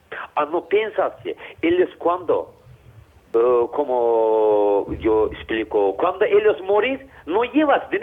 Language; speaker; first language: Spanish; non-native, learner; Azerbaijani